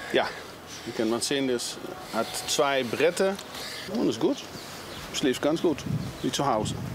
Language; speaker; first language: German; non-native, learner; Dutch